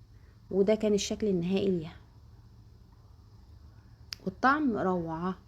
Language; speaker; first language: Arabic; native; Arabic